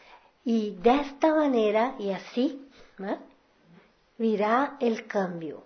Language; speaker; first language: Spanish; non-native, fluent; Portuguese